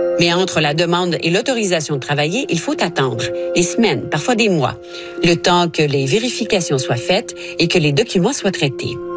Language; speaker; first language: French; native; French